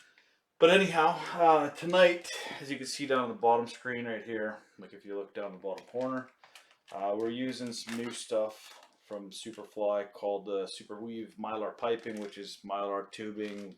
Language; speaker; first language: English; native; English